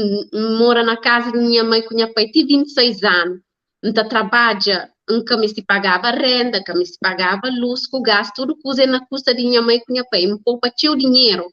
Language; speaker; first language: Portuguese; non-native, learner; Kabuverdianu